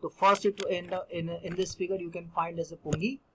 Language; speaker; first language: English; non-native, local second language; Hindi